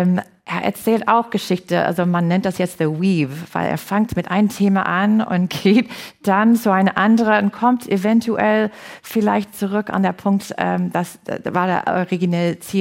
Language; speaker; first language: German; non-native, fluent; English